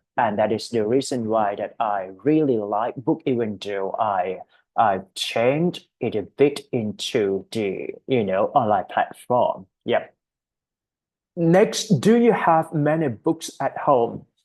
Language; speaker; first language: English; non-native, fluent; Thai